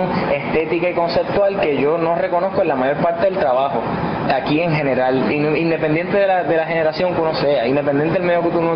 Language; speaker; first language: Spanish; native; Spanish